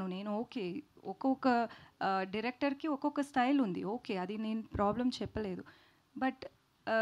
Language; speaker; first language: Telugu; non-native, learner; Tamil